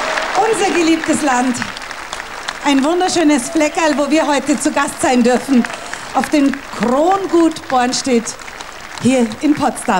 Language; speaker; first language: German; native; German